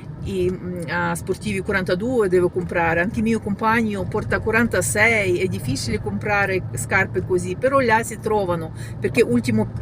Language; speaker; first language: Italian; non-native, fluent; Ukrainian